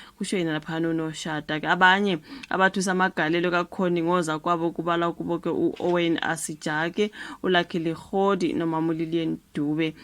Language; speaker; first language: Zulu; native; Zulu